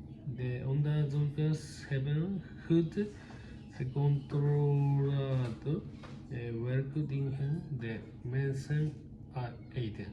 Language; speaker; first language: Dutch; non-native, learner; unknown